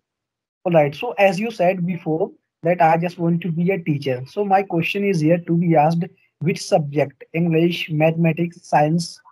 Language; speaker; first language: English; non-native, learner; Hindi